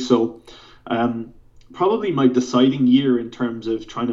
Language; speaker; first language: English; native; English